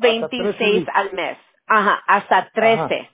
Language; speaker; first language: Spanish; early bilingual, heritage; Spanish